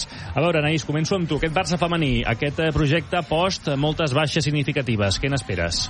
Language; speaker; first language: Catalan; native; Catalan